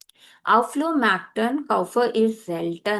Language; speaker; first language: German; non-native, fluent; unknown